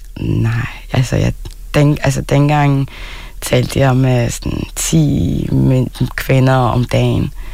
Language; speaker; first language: Danish; non-native, fluent; Arabic